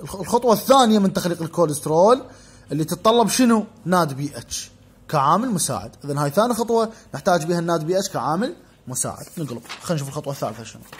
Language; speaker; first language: Arabic; native; Arabic